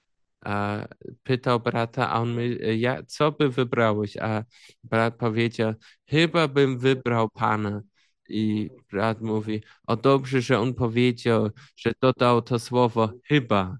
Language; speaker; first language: Polish; early bilingual, heritage; Polish